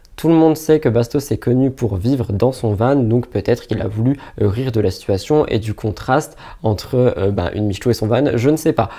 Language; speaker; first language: French; native; French